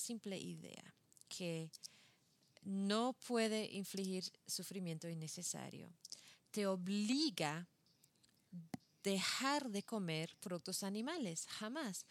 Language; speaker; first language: Spanish; non-native, fluent; English